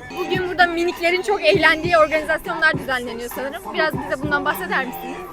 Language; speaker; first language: Turkish; native; Turkish